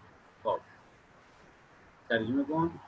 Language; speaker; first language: Persian; non-native, fluent; Urdu